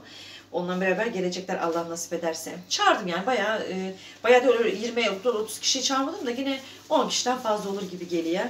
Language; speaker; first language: Turkish; native; Turkish